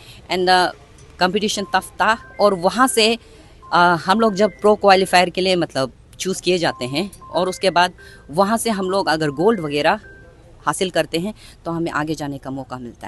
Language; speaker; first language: Hindi; non-native, local second language; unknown